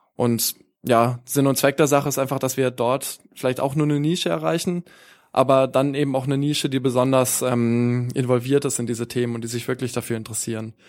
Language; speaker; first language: German; native; German